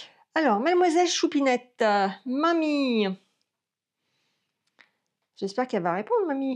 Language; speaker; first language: French; native; French